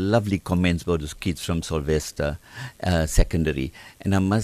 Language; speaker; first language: English; native; English